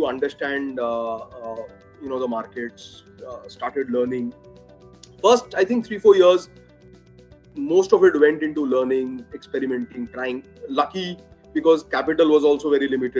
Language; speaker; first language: English; non-native, local second language; Bangla